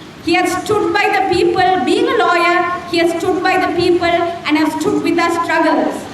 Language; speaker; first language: English; non-native, local second language; Tamil